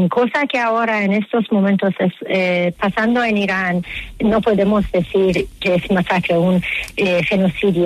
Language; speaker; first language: Spanish; non-native, learner; Persian